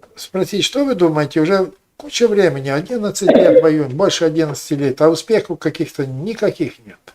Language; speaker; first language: Russian; non-native, local second language; Ukrainian